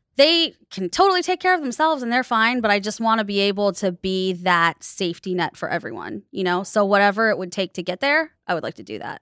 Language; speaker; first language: English; native; English